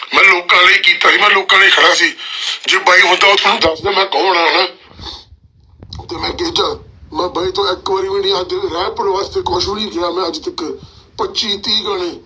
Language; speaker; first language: Punjabi; early bilingual, heritage; Punjabi